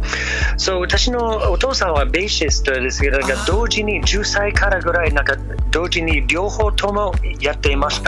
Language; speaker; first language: Japanese; non-native, learner; English